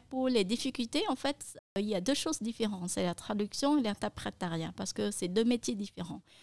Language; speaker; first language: French; non-native, fluent; Khmer